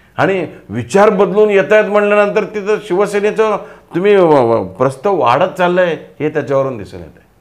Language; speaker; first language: Marathi; non-native, local second language; Telugu